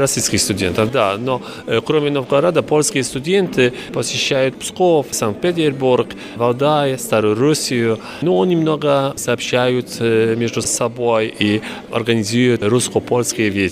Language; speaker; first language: Russian; non-native, fluent; Polish